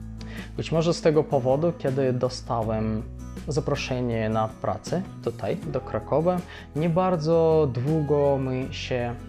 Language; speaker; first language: Polish; non-native, fluent; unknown